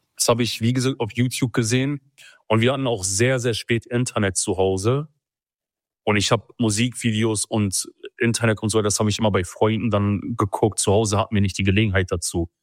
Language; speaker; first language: German; early bilingual, other home language; Kurdish